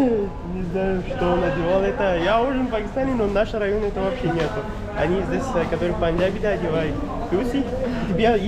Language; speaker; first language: Russian; non-native, learner; Pashto